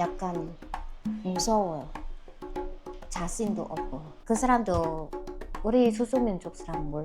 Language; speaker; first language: Korean; non-native, learner; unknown